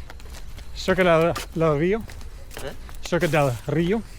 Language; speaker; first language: Spanish; non-native, learner; English